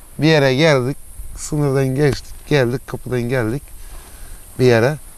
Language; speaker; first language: Turkish; early bilingual, heritage; Turkish